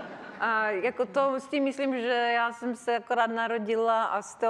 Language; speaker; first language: Czech; early bilingual, heritage; Czech